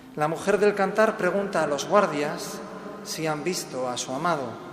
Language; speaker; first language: Spanish; native; Spanish